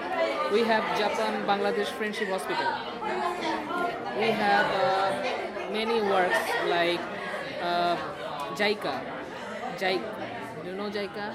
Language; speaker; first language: English; non-native, learner; Bangla